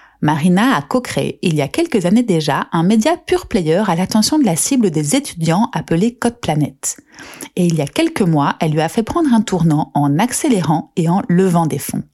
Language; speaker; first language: French; native; French